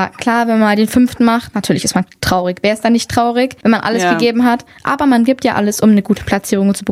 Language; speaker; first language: German; native; German